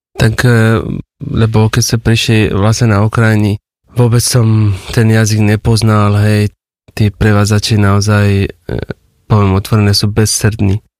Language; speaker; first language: Slovak; non-native, fluent; Persian